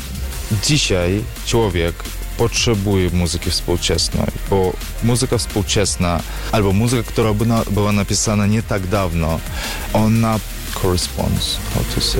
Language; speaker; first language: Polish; non-native, learner; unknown